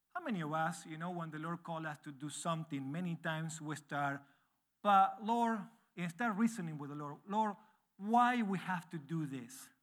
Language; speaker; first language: English; non-native, fluent; Spanish